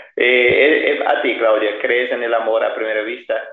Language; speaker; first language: Spanish; non-native, fluent; Portuguese